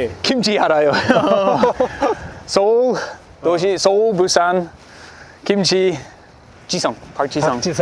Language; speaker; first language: Korean; non-native, learner; English